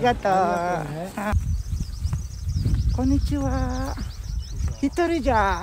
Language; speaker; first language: Japanese; non-native, learner; Filipino